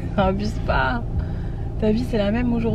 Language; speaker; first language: French; native; French